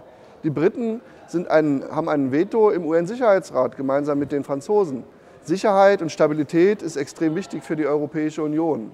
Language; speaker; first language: German; native; German